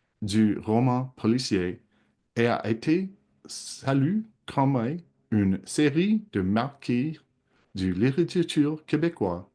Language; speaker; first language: French; non-native, local second language; English